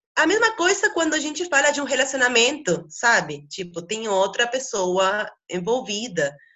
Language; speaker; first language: Portuguese; non-native, fluent; Spanish